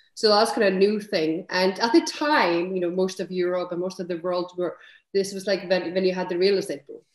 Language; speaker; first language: English; non-native, fluent; Icelandic